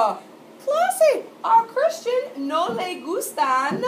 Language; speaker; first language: Spanish; non-native, fluent; English